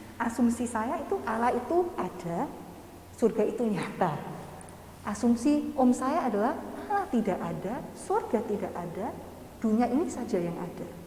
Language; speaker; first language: Indonesian; non-native, fluent; English